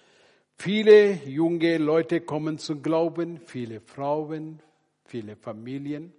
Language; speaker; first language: German; non-native, learner; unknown